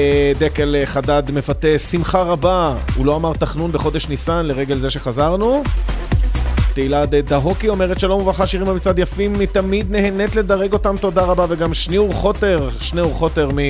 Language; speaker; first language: Hebrew; native; Hebrew